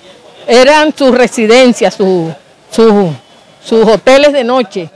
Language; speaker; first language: Spanish; native; Spanish